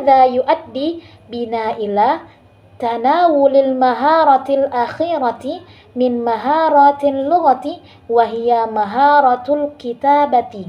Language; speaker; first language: Arabic; non-native, learner; Indonesian